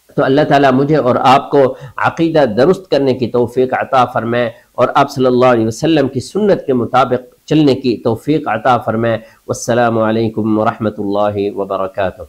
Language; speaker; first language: Urdu; native; Urdu